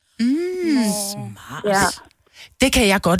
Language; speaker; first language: Danish; native; Danish